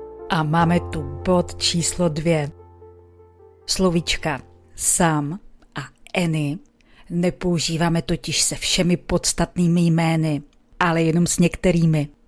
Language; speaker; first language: Czech; native; Czech